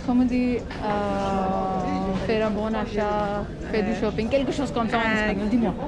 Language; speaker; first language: French; non-native, fluent; Hindi